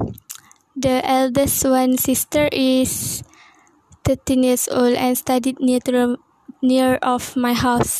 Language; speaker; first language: English; non-native, local second language; Malay